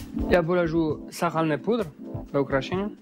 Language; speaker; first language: Russian; non-native, learner; French